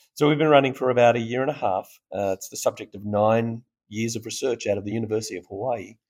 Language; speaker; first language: English; native; English